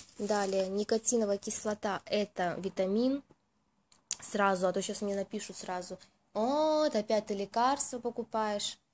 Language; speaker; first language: Russian; native; Russian